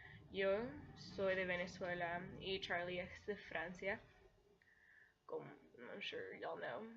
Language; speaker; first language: Spanish; early bilingual, heritage; Spanish